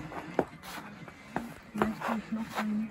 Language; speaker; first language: German; non-native, learner; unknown